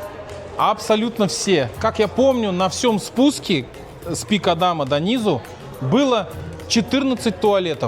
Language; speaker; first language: Russian; native; Russian